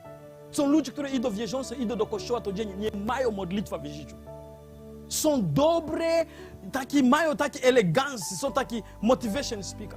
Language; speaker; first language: Polish; non-native, learner; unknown